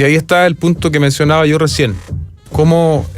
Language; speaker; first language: Spanish; native; Spanish